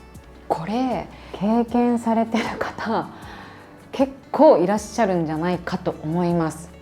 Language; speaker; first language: Japanese; native; Japanese